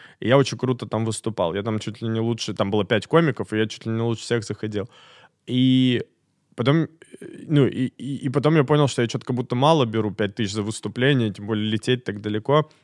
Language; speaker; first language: Russian; native; Russian